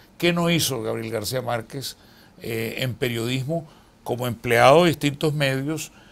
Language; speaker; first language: Spanish; native; Spanish